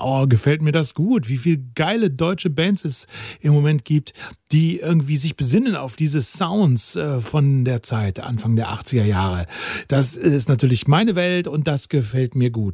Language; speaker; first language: German; native; German